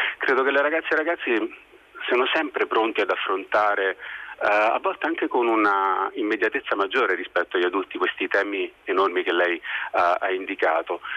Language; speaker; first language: Italian; native; Italian